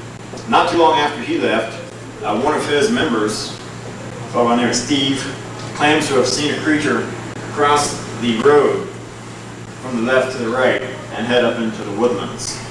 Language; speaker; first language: English; native; English